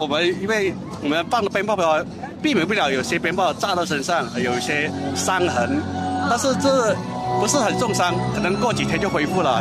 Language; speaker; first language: Chinese; native; Chinese